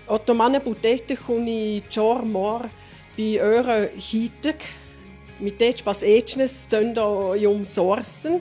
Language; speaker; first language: Mongolian; non-native, learner; German